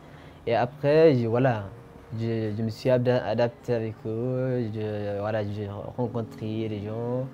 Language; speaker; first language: French; non-native, fluent; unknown